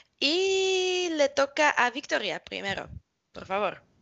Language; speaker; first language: Spanish; non-native, learner; Polish